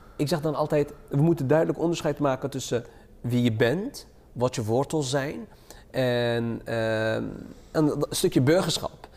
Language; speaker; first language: Dutch; early bilingual, other home language; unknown